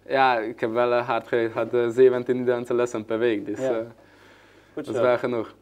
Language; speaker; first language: Dutch; non-native, learner; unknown